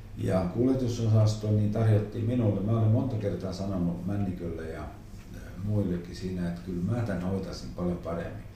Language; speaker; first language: Finnish; non-native, local second language; Swedish